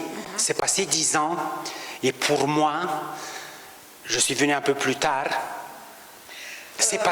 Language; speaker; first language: French; non-native, local second language; Romanian